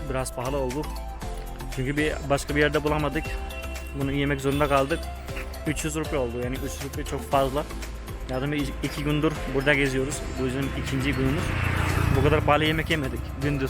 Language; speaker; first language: Turkish; non-native, fluent; Hindi